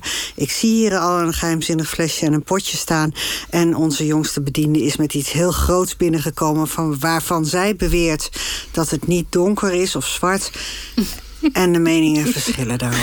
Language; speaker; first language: Dutch; native; Dutch